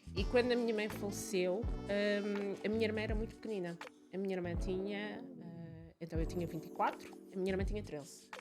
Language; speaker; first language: Portuguese; early bilingual, other home language; Italian